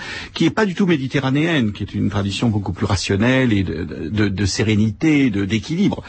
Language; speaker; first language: French; native; French